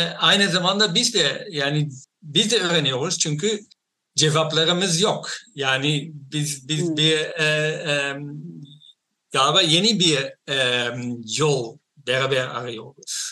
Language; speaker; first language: Turkish; non-native, fluent; Dutch